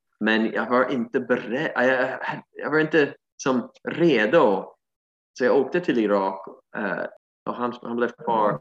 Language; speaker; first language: Swedish; non-native, fluent; English